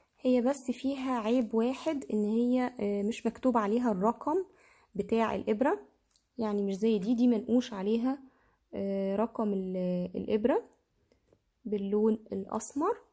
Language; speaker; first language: Arabic; native; Arabic